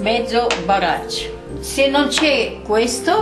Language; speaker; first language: Italian; non-native, learner; Arabic